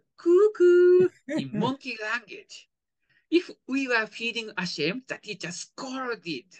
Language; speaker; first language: English; non-native, fluent; Japanese